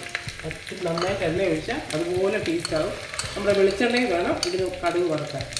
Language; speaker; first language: Malayalam; native; Malayalam